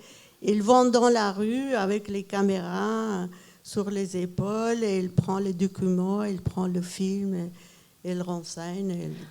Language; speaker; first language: French; non-native, fluent; Persian